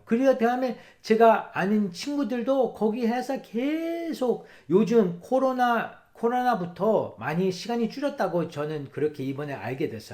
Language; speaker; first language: Korean; early bilingual, heritage; English